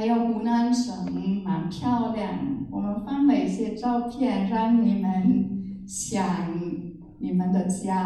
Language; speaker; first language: Chinese; non-native, fluent; German